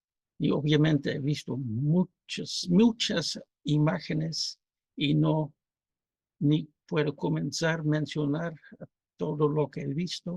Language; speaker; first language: Spanish; non-native, fluent; Dutch